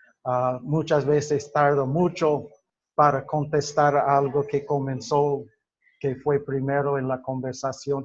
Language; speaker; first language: Spanish; non-native, fluent; English